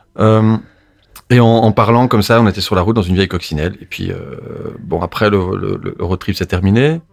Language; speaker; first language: French; native; French